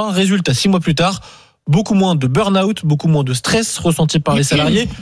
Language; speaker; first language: French; native; French